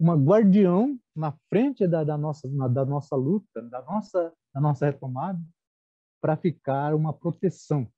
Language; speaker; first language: Portuguese; non-native, local second language; Guarani